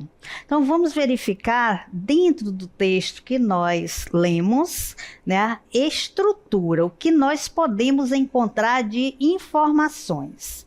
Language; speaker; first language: Portuguese; native; Portuguese